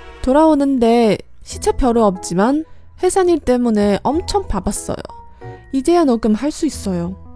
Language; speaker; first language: Korean; non-native, fluent; Chinese